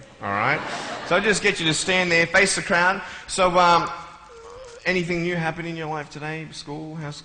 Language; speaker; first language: English; native; English